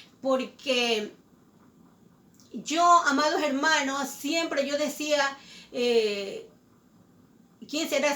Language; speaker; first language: Spanish; native; Spanish